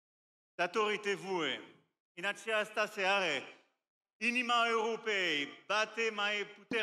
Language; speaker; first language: Romanian; non-native, learner; French